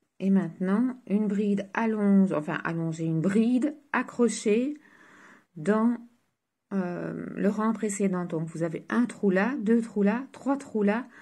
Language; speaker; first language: French; native; French